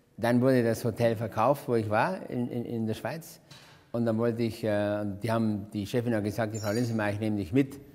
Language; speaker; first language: German; native; German